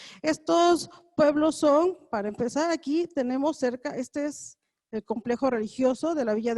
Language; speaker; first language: Spanish; native; Spanish